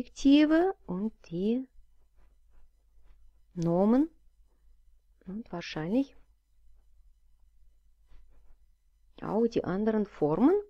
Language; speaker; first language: German; non-native, fluent; Russian